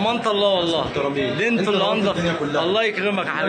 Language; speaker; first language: Arabic; native; Arabic